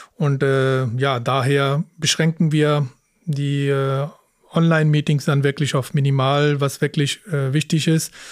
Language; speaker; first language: German; early bilingual, other home language; Punjabi